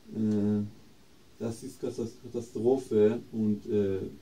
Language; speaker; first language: German; non-native, fluent; Persian